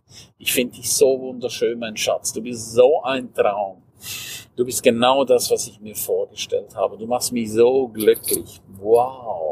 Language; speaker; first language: German; non-native, local second language; Romansh